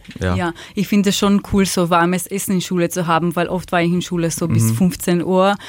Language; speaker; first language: German; non-native, learner; Slovenian